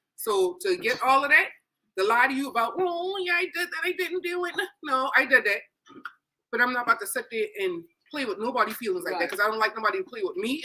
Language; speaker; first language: English; native; English